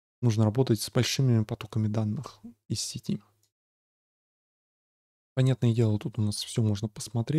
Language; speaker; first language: Russian; native; Russian